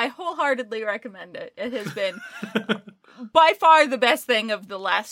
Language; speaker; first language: English; native; English